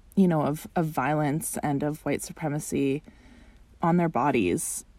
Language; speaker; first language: English; native; English